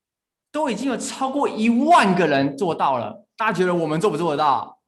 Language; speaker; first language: Chinese; native; Chinese